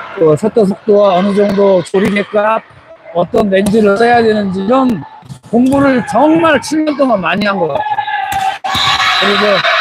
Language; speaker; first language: Korean; native; Korean